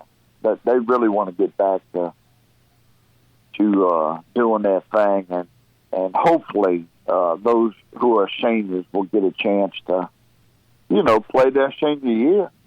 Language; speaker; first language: English; native; English